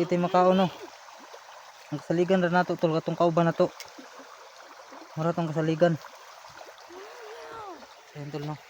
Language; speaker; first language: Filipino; non-native, local second language; Cebuano